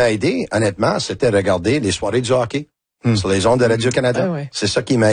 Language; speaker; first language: French; non-native, local second language; Italian